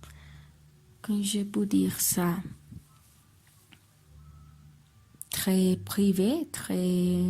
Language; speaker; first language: French; non-native, learner; Spanish